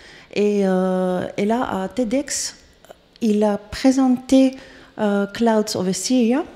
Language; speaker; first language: French; non-native, fluent; Greek